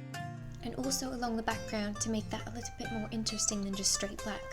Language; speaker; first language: English; native; English